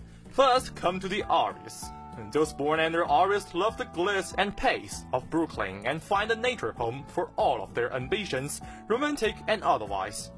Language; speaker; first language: English; non-native, learner; Chinese